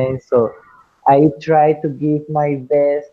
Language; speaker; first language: English; non-native, fluent; Spanish